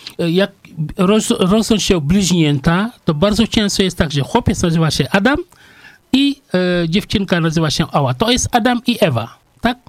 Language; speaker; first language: Polish; non-native, fluent; Wolof